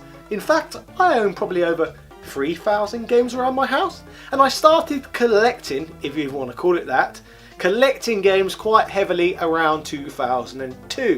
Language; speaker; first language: English; native; English